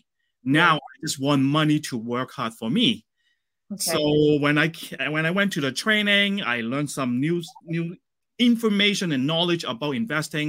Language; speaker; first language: English; non-native, local second language; Cantonese